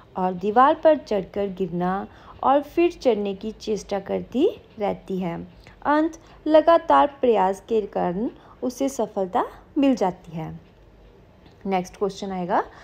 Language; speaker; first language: Hindi; non-native, local second language; Punjabi